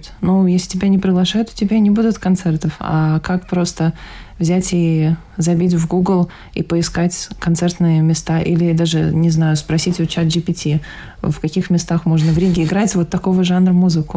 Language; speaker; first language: Russian; native; Russian